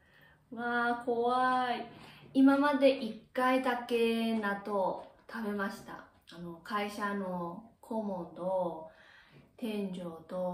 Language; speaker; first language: Japanese; non-native, learner; Chinese